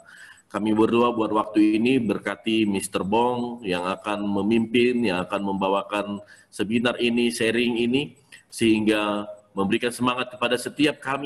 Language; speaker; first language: Indonesian; native; Indonesian